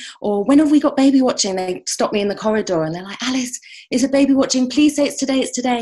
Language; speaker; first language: English; native; English